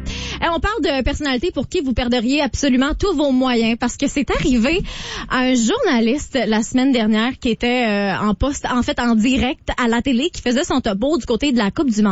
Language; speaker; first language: French; native; French